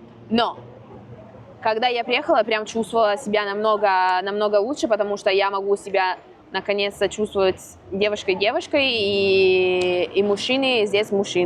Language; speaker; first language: Russian; non-native, fluent; Italian